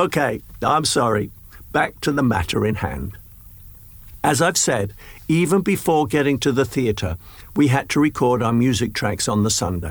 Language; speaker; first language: English; native; English